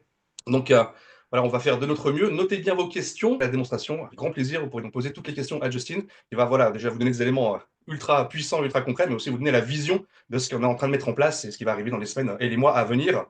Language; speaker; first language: French; native; French